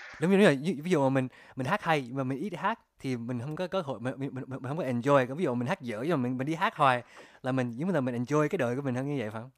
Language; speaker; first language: Vietnamese; early bilingual, heritage; Vietnamese